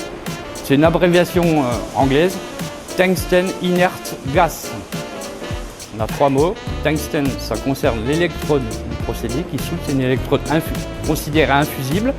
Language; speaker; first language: French; native; French